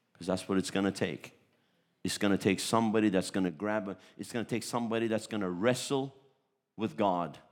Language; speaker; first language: English; early bilingual, other home language; Turkish